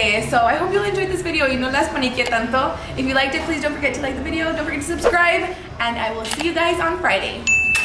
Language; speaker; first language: English; early bilingual, other home language; Spanish